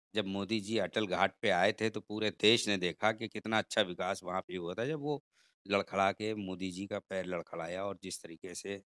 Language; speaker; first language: Hindi; native; Hindi